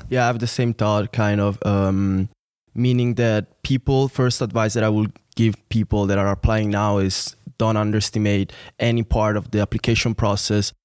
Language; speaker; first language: English; non-native, fluent; Italian